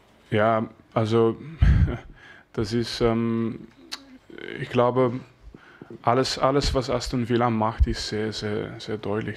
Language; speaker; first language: German; non-native, fluent; French